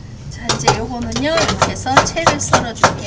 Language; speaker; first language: Korean; native; Korean